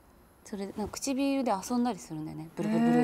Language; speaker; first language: Japanese; native; Japanese